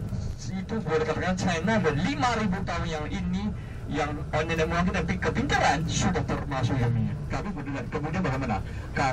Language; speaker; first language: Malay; non-native, fluent; Chinese